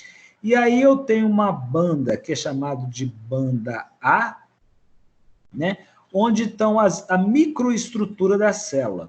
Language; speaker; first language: Portuguese; native; Portuguese